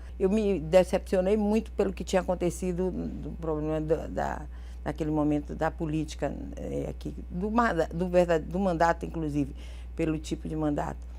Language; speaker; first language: Portuguese; early bilingual, other home language; Galician